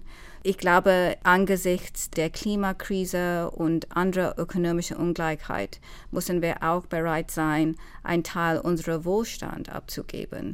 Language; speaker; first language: German; non-native, fluent; English